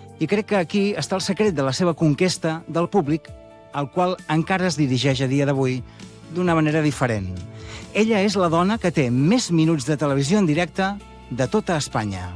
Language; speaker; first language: Catalan; native; Catalan